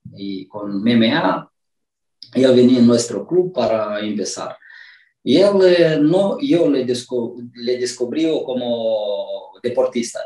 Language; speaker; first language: Spanish; non-native, learner; Romanian